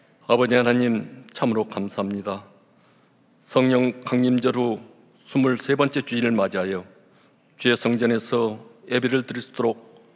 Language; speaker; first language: Korean; native; Korean